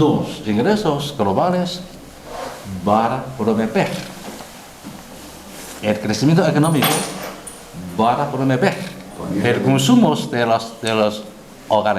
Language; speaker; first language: Spanish; non-native, learner; Chinese